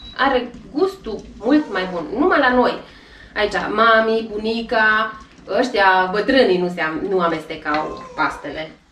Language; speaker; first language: Romanian; non-native, local second language; Hungarian